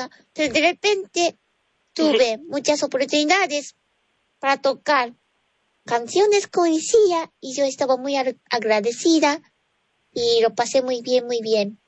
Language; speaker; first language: Spanish; non-native, learner; Japanese